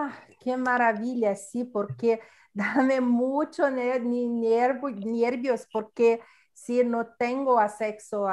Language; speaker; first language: Spanish; non-native, learner; Portuguese